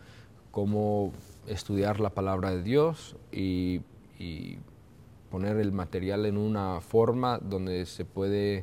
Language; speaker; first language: Spanish; early bilingual, heritage; Spanish